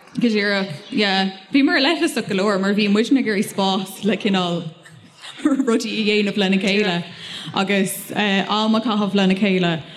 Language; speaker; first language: Irish; non-native, local second language; English